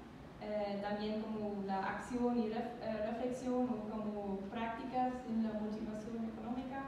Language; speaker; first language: Spanish; non-native, learner; German